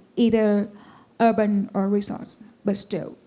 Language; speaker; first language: English; non-native, fluent; Vietnamese